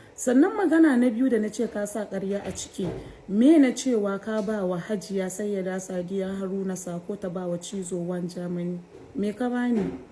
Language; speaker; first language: Hausa; non-native, local second language; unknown